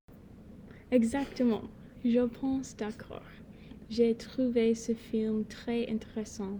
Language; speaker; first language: French; non-native, learner; English